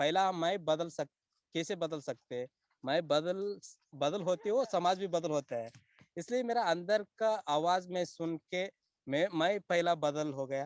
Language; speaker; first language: Hindi; non-native, local second language; Kannada